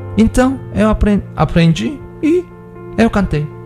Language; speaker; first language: Portuguese; non-native, learner; Korean